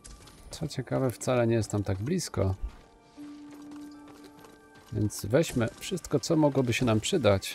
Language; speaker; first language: Polish; native; Polish